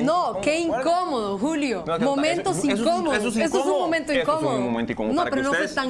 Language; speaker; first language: Spanish; native; Spanish